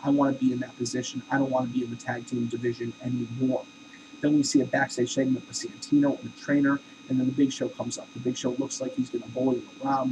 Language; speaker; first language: English; native; English